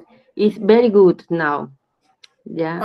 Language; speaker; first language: English; non-native, learner; Spanish